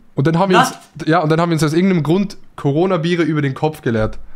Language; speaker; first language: German; native; German